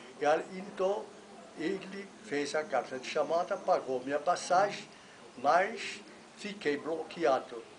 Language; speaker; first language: Portuguese; non-native, fluent; Italian